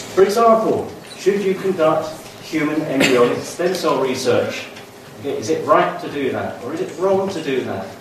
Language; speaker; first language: English; native; English